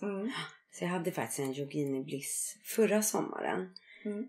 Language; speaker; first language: Swedish; native; Swedish